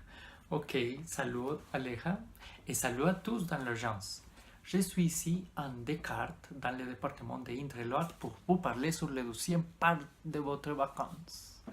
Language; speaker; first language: French; non-native, learner; Spanish